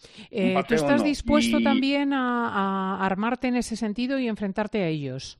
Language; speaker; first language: Spanish; native; Spanish